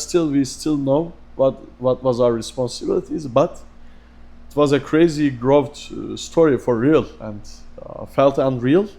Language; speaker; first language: English; non-native, fluent; Turkish